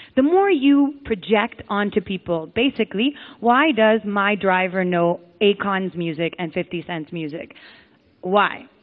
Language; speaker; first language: English; native; English